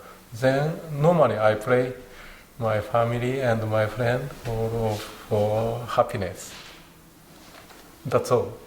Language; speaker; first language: English; non-native, learner; Japanese